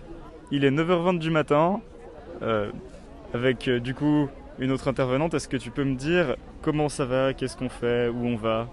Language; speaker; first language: French; native; French